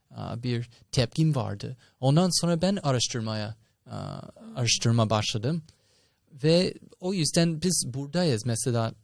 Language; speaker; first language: Turkish; non-native, fluent; English